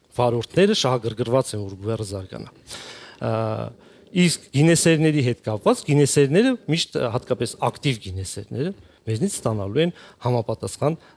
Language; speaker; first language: Armenian; native; Armenian